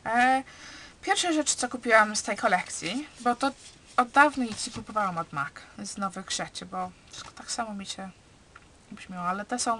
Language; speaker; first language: Polish; early bilingual, heritage; Polish